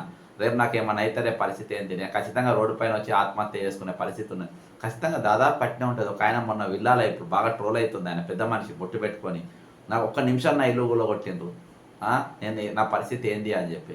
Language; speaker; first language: Telugu; native; Telugu